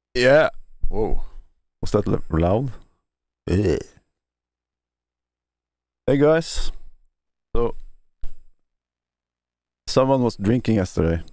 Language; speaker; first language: English; non-native, fluent; Norwegian